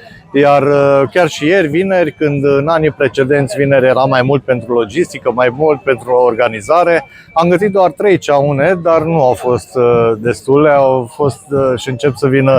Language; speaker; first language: Romanian; non-native, local second language; Hungarian